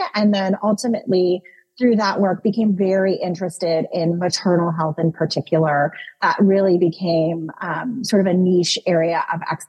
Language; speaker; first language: English; native; English